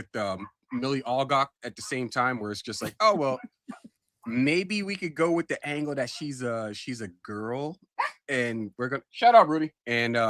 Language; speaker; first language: English; native; English